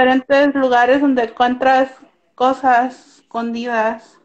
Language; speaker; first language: Spanish; early bilingual, heritage; Spanish